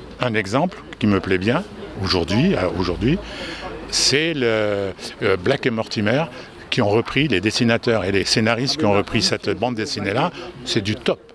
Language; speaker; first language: French; native; French